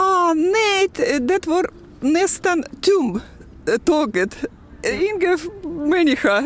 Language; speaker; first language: Swedish; non-native, learner; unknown